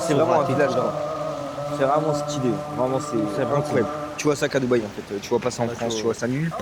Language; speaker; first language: French; native; French